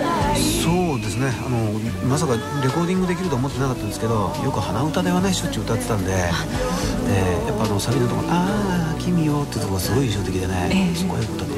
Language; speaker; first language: Japanese; native; Japanese